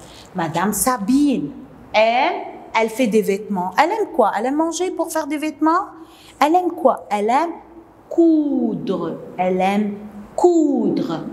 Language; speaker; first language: French; non-native, local second language; Arabic